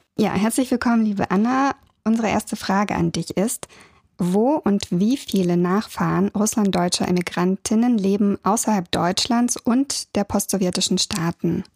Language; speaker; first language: German; early bilingual, other home language; Russian